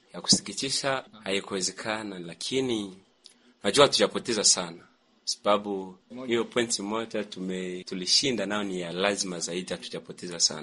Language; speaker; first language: Swahili; native; Swahili